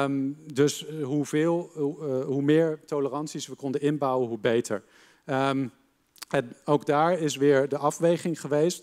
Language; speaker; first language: Dutch; native; Dutch